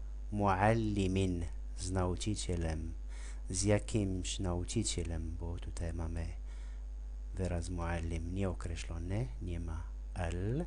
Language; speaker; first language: Polish; non-native, fluent; Arabic